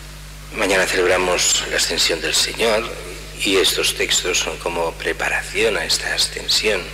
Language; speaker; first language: Spanish; native; Spanish